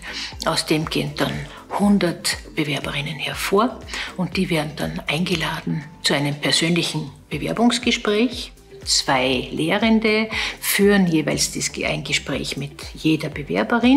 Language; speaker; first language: German; native; German